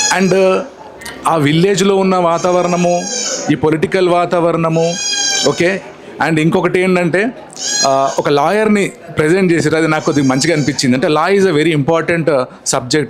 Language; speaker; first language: Telugu; native; Telugu